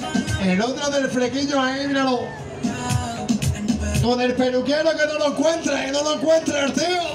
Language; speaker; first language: Spanish; native; Spanish